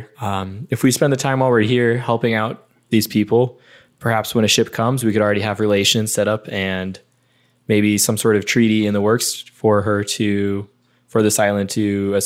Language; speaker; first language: English; native; English